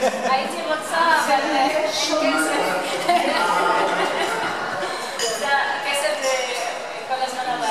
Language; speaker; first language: Hebrew; non-native, learner; French